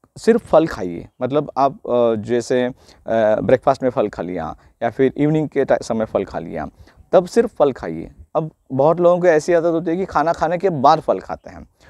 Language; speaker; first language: Hindi; non-native, local second language; Marathi